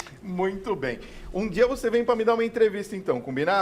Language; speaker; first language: Portuguese; native; Portuguese